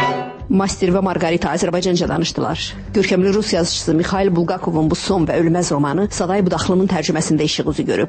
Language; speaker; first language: Azerbaijani; native; Azerbaijani